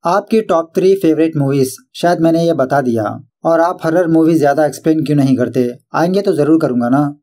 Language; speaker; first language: Hindi; non-native, local second language; Urdu